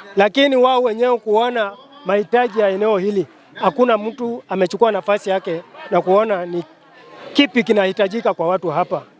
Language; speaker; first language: Swahili; non-native, local second language; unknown